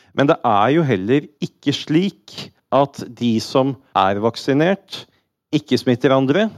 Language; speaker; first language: Norwegian; native; Norwegian